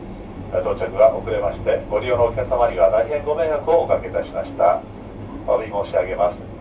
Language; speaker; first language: Japanese; native; Japanese